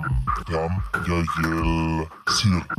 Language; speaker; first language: Russian; non-native, learner; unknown